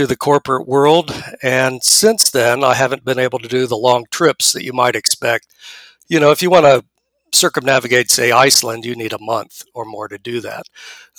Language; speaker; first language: English; native; English